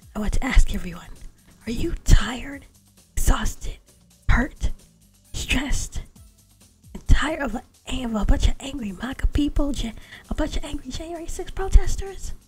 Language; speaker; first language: English; native; English